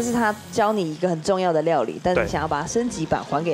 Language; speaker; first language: Chinese; native; Chinese